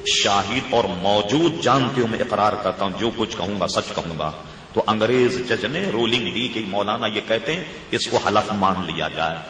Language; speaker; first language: Urdu; native; Urdu